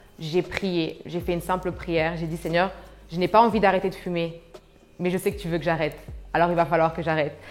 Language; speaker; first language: French; early bilingual, other home language; Arabic